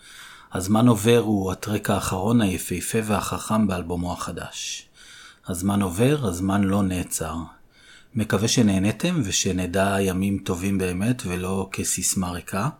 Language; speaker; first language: Hebrew; native; Hebrew